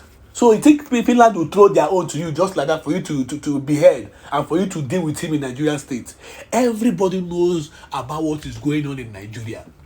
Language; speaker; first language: English; non-native, local second language; Igbo